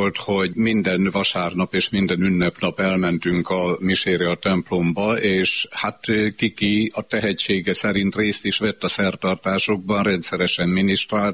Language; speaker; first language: Hungarian; native; Hungarian